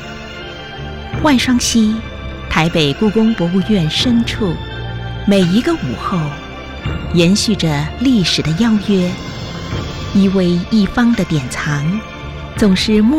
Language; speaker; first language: Chinese; native; Chinese